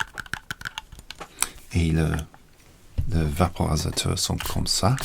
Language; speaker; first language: French; non-native, learner; English